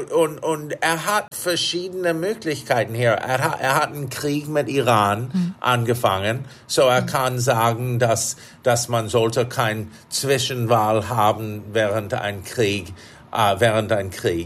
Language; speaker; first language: German; non-native, fluent; English